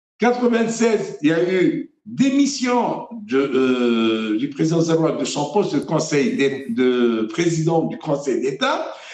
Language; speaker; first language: French; non-native, local second language; Arabic